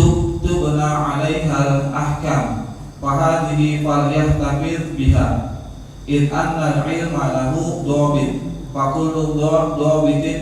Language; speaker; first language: Arabic; non-native, learner; Indonesian